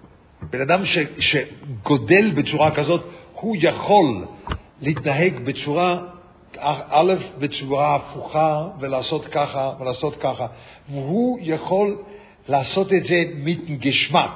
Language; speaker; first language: Hebrew; non-native, fluent; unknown